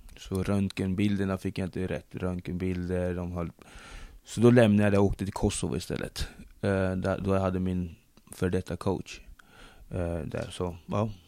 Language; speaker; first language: Swedish; early bilingual, other home language; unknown